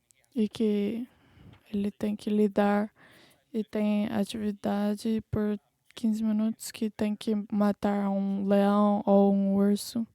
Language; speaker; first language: Portuguese; non-native, fluent; English